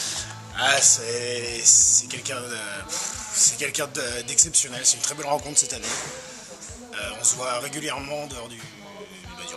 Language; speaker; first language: French; native; French